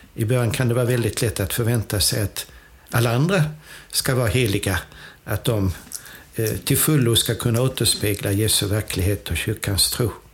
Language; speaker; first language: Swedish; native; Swedish